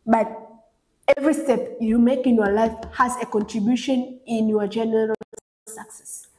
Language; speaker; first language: English; non-native, local second language; Swahili